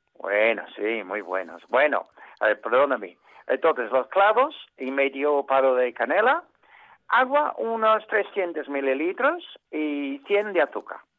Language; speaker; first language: Spanish; non-native, fluent; English